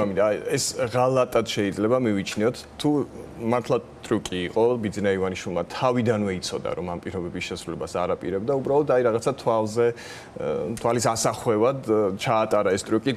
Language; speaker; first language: Georgian; native; Georgian